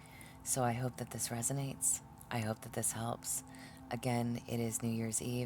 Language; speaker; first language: English; native; English